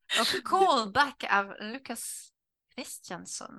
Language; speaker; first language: Swedish; non-native, learner; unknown